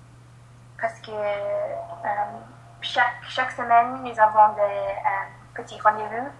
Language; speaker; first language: French; non-native, learner; English